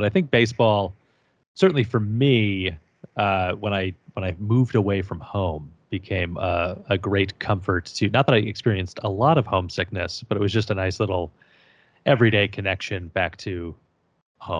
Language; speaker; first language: English; native; English